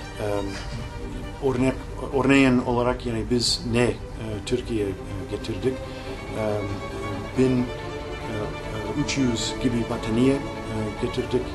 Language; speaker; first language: Turkish; non-native, learner; English